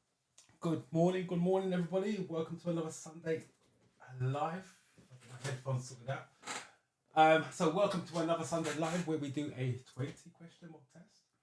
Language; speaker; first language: English; native; English